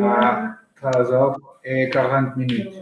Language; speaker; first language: French; non-native, learner; Portuguese